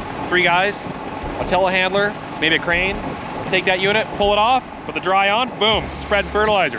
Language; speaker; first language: English; native; English